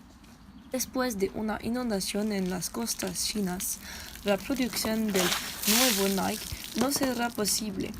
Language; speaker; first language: Spanish; non-native, learner; French